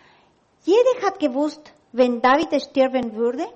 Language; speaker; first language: German; non-native, learner; Spanish